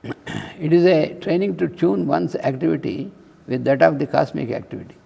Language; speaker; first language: English; non-native, local second language; Telugu